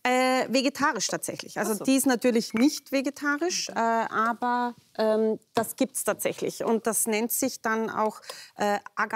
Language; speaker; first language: German; native; German